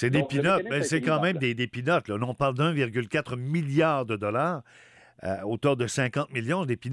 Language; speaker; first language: French; native; French